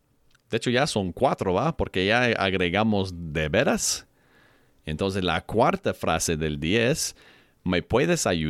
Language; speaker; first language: Spanish; non-native, fluent; English